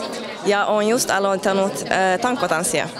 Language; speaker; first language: Finnish; non-native, local second language; Swedish